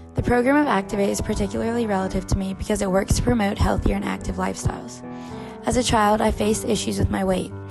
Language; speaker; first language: English; native; English